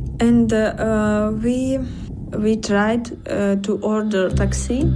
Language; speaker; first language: English; non-native, learner; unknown